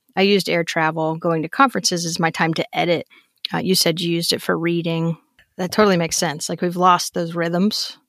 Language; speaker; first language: English; native; English